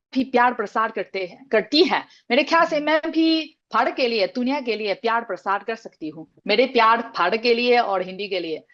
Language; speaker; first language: Hindi; non-native, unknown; Chinese